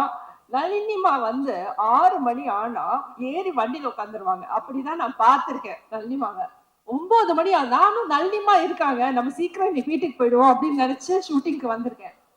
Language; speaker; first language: Tamil; native; Tamil